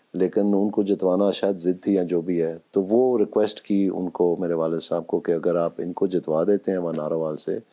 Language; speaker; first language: Urdu; non-native, local second language; Punjabi